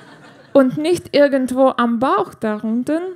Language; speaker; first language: German; non-native, fluent; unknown